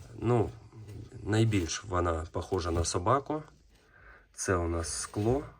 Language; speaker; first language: Ukrainian; non-native, local second language; Russian